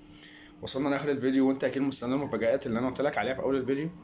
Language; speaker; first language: Arabic; native; Arabic